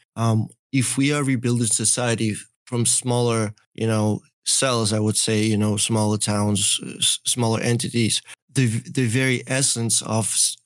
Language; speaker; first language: English; early bilingual, other home language; Russian